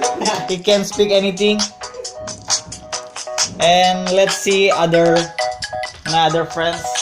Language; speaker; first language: English; non-native, learner; Indonesian